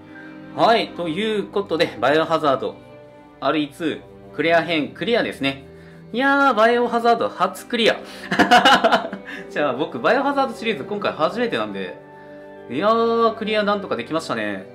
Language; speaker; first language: Japanese; native; Japanese